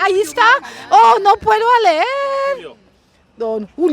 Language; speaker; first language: Spanish; non-native, learner; English